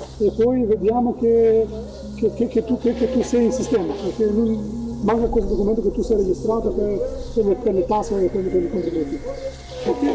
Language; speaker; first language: Italian; non-native, learner; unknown